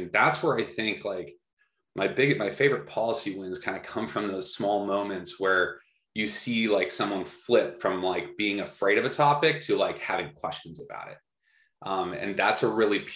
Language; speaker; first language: English; native; English